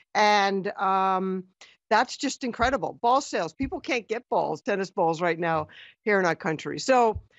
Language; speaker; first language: English; native; English